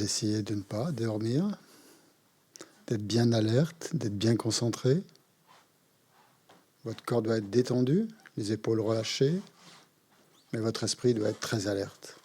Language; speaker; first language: French; native; French